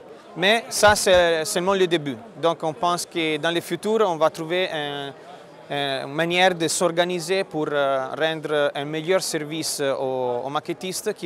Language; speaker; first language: French; non-native, fluent; Italian